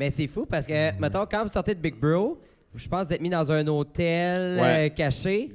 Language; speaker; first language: French; native; French